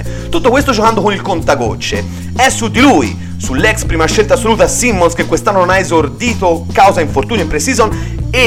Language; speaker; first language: Italian; native; Italian